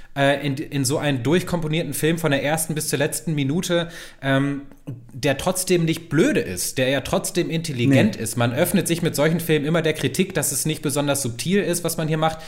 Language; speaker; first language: German; native; German